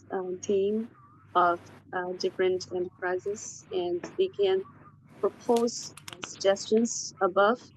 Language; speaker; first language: English; non-native, fluent; Chinese